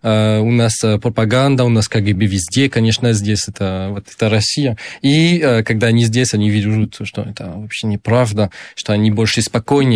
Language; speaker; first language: Russian; non-native, learner; French